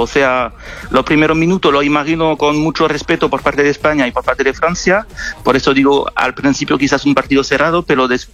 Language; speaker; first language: Spanish; non-native, fluent; French